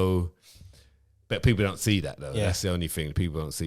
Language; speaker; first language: English; native; English